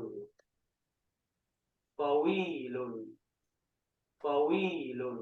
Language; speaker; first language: Arabic; non-native, learner; Urdu